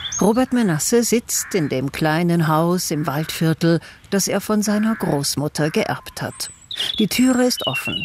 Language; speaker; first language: German; native; German